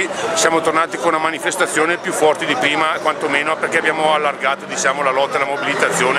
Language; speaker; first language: Italian; native; Italian